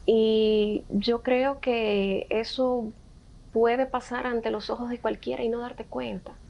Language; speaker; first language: Spanish; native; Spanish